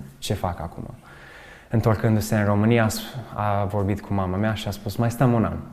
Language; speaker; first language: Romanian; early bilingual, other home language; English